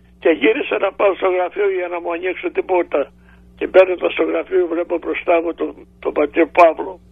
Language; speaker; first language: Greek; native; Greek